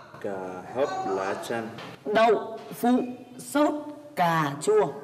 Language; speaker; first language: Vietnamese; non-native, learner; English